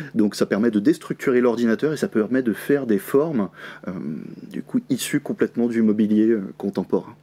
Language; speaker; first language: French; native; French